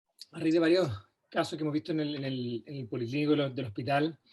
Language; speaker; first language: Spanish; native; Spanish